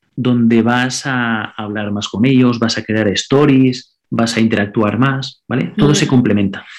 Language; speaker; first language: Spanish; non-native, local second language; Catalan